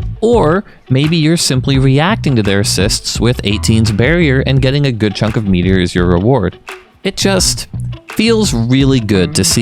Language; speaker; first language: English; native; English